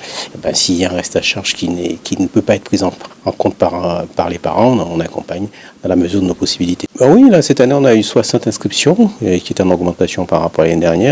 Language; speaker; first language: French; native; French